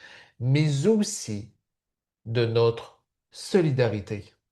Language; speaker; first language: French; native; French